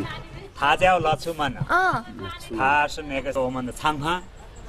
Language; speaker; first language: Chinese; non-native, learner; Nepali